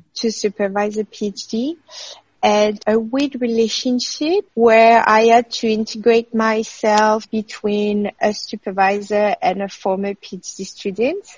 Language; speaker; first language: English; non-native, fluent; French